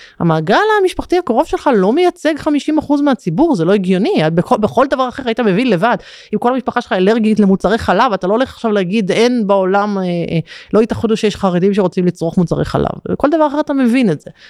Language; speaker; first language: Hebrew; native; Hebrew